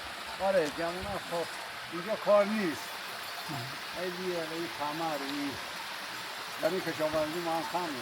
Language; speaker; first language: Persian; non-native, local second language; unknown